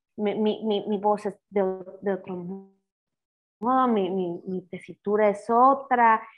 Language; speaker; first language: Spanish; native; Spanish